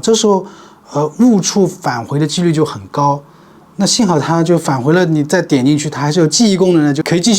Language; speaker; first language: Chinese; native; Chinese